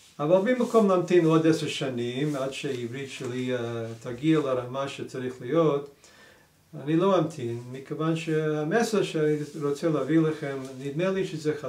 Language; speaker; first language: Hebrew; non-native, fluent; English